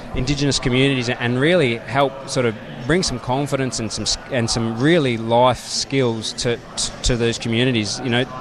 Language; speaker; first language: English; native; English